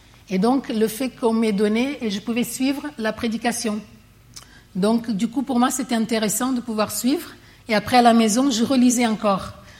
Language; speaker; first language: French; non-native, fluent; Portuguese